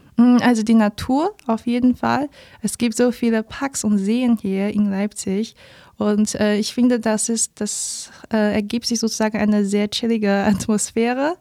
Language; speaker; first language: German; non-native, fluent; Chinese